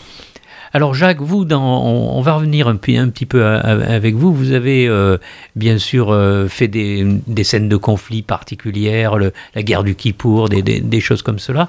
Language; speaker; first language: French; native; French